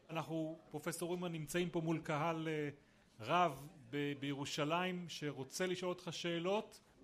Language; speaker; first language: Hebrew; native; Hebrew